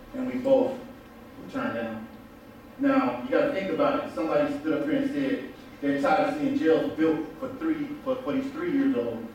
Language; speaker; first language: English; native; English